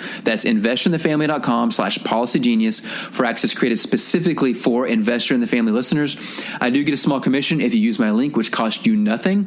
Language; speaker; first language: English; native; English